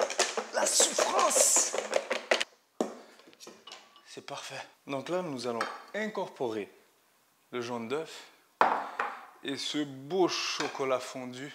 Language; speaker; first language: French; native; French